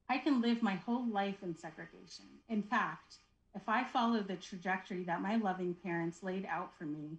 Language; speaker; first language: English; native; English